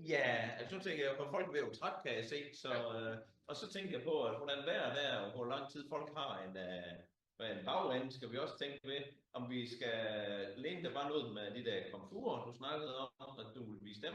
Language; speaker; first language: Danish; native; Danish